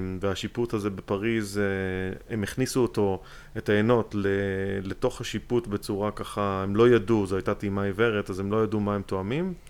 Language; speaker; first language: Hebrew; native; Hebrew